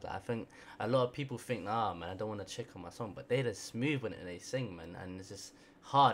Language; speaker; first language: English; native; English